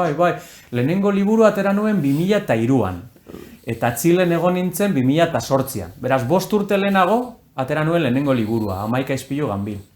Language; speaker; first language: Basque; non-native, local second language; Spanish